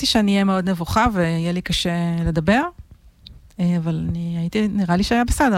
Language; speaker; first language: Hebrew; native; Hebrew